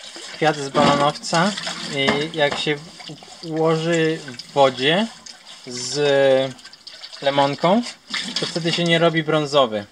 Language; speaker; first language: Polish; early bilingual, heritage; Polish